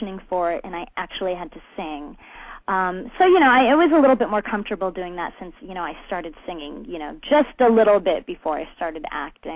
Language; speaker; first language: English; native; English